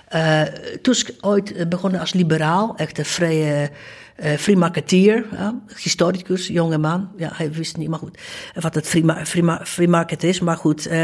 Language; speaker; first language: Dutch; non-native, fluent; Polish